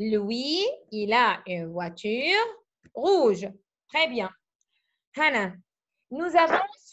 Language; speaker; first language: French; non-native, fluent; Arabic